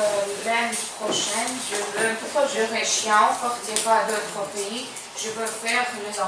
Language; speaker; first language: French; non-native, learner; Ukrainian